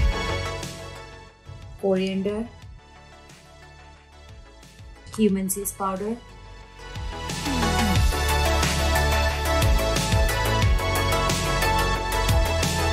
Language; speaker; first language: Hindi; non-native, local second language; Bangla